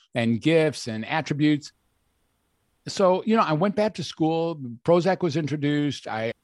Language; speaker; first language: English; native; English